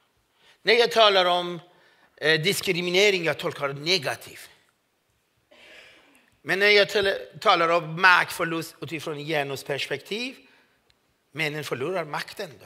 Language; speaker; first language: Swedish; non-native, fluent; Persian